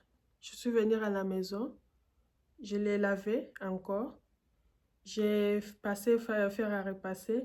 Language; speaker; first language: French; non-native, fluent; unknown